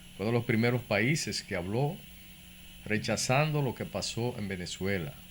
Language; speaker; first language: Spanish; native; Spanish